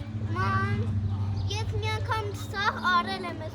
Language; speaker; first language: Armenian; early bilingual, heritage; Armenian